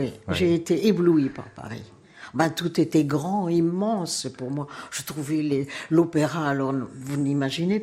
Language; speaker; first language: French; native; French